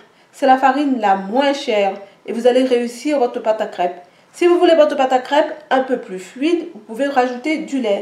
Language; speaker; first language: French; native; French